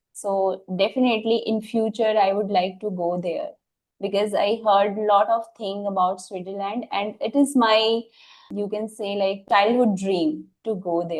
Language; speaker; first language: English; non-native, fluent; Hindi